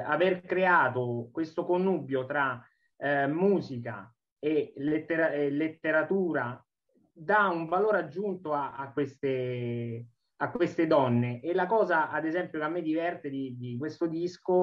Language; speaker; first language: Italian; native; Italian